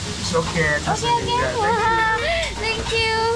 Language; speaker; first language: English; non-native, learner; Korean